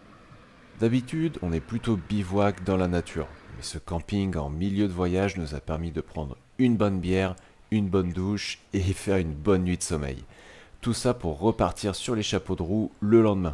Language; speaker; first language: French; native; French